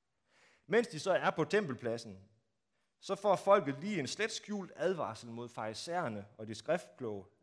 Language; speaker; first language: Danish; native; Danish